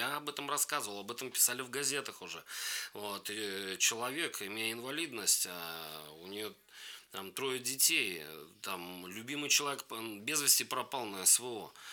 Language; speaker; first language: Russian; native; Russian